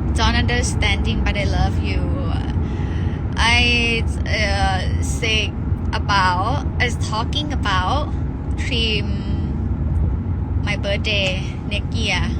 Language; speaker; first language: English; non-native, learner; Thai